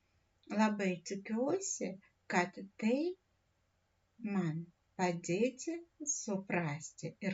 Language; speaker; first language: Lithuanian; non-native, learner; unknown